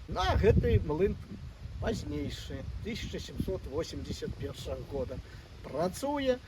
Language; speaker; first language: Belarusian; native; Belarusian